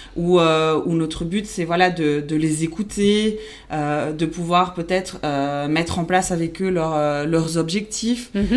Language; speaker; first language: French; non-native, fluent; Spanish